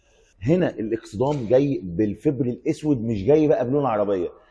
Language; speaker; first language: Arabic; native; Arabic